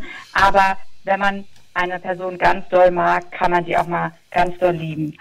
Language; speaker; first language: German; native; German